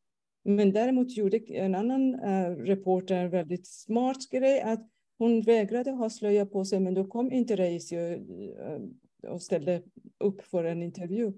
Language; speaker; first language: Swedish; non-native, fluent; Persian